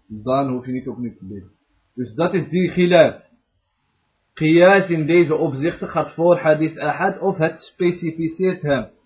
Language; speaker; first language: Dutch; early bilingual, other home language; Arabic